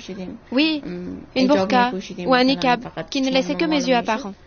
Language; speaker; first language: French; non-native, fluent; Persian